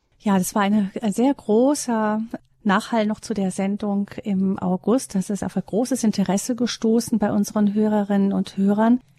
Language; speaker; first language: German; native; German